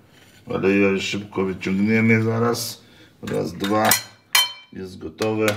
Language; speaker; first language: Polish; non-native, fluent; Lithuanian